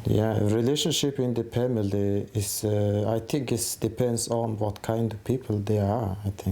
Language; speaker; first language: English; non-native, fluent; Mongolian